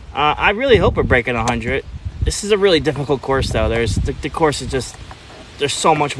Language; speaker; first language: English; native; English